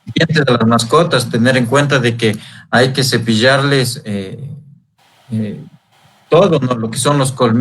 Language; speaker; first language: Spanish; native; Spanish